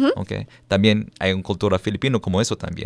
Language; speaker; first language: Spanish; non-native, fluent; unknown